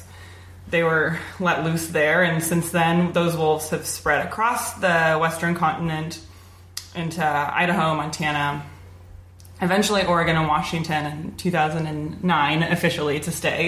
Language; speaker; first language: English; native; English